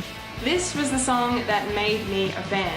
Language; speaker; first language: English; native; English